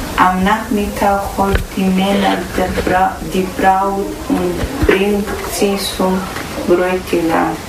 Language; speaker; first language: German; non-native, learner; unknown